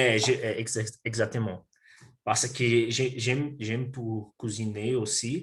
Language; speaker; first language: French; non-native, learner; Portuguese